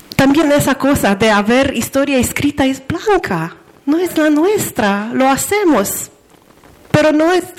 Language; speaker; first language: Spanish; non-native, fluent; Romanian